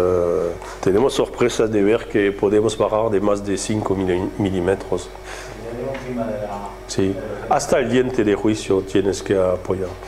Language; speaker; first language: Spanish; non-native, fluent; French